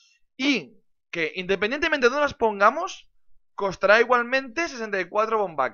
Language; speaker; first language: Spanish; native; Spanish